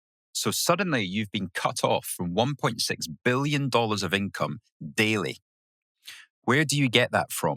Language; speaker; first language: English; native; English